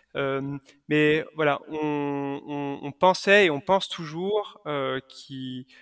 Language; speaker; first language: French; native; French